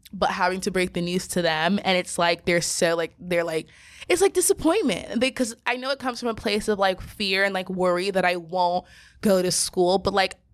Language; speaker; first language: English; native; English